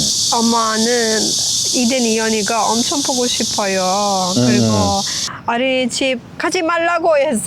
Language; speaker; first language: Korean; non-native, learner; Persian